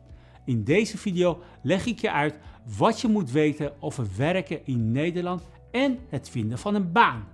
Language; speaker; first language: Dutch; non-native, fluent; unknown